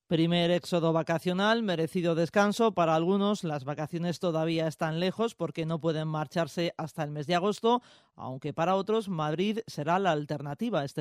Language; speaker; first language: Spanish; native; Spanish